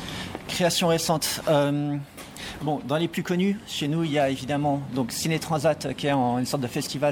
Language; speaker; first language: French; native; French